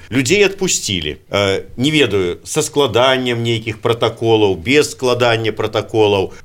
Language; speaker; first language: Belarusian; native; Belarusian